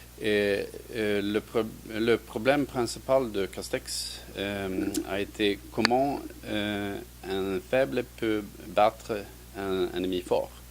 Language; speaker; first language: French; non-native, fluent; Swedish